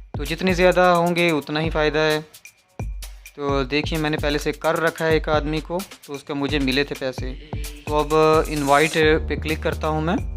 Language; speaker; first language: Urdu; non-native, local second language; Punjabi